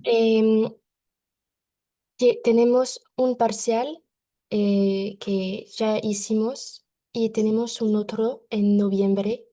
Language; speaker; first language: Spanish; non-native, learner; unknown